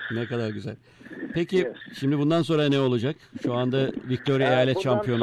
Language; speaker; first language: Turkish; native; Turkish